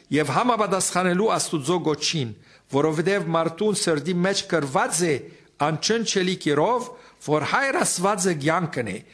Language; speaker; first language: Armenian; native; Armenian